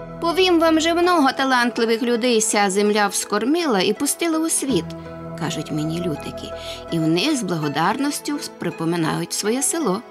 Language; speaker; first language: Ukrainian; native; Ukrainian